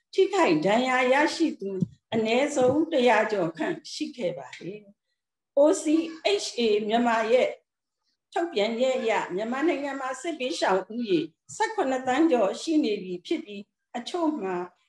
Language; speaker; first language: Burmese; non-native, local second language; S'gaw Karen